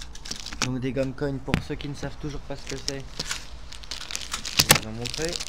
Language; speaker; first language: French; native; French